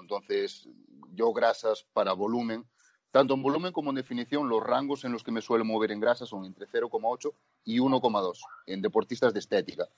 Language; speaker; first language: Spanish; native; Spanish